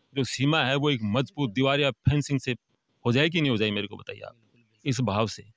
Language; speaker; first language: Hindi; native; Hindi